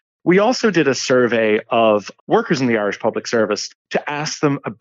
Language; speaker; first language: English; native; English